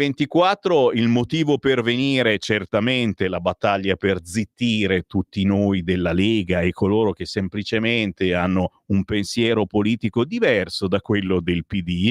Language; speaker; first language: Italian; native; Italian